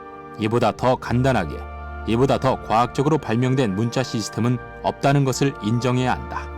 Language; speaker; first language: Korean; native; Korean